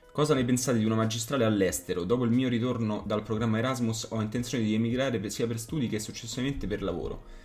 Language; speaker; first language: Italian; native; Italian